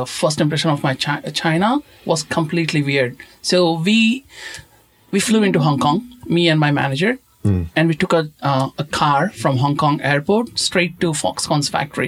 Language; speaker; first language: English; non-native, local second language; Konkani